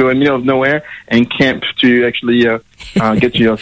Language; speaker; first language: English; non-native, fluent; French